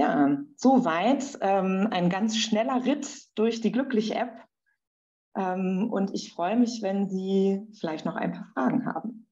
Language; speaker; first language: German; native; German